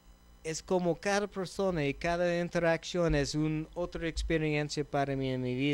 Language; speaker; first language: Spanish; non-native, learner; English